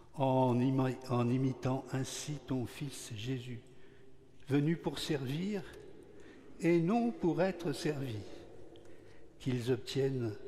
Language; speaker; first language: French; native; French